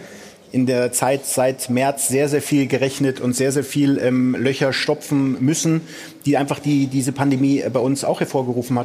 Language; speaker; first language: German; native; German